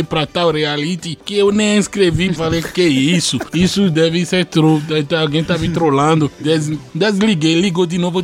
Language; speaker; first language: Portuguese; non-native, fluent; Fon